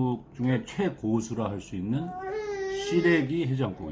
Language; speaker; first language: Korean; native; Korean